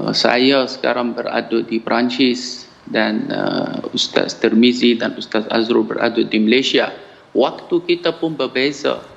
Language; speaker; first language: Malay; non-native, fluent; Arabic